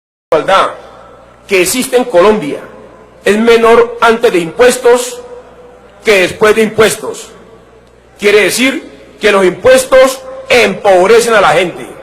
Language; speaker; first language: Spanish; native; Spanish